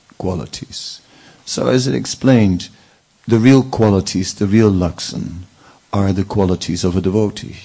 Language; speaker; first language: English; non-native, local second language; Dutch